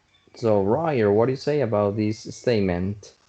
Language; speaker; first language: English; non-native, fluent; Spanish